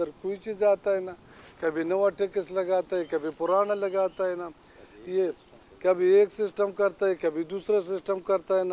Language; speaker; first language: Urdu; non-native, local second language; Pashto